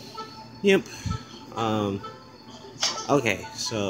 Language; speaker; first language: English; native; English